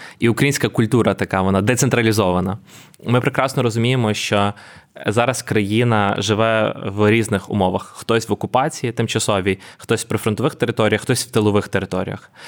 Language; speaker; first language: Ukrainian; native; Ukrainian